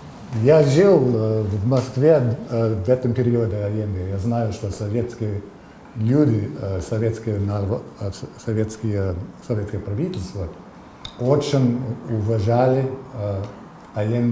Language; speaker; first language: Russian; non-native, fluent; English